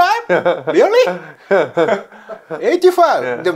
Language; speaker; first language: English; non-native, learner; Japanese